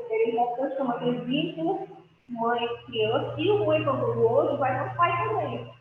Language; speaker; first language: Portuguese; native; Portuguese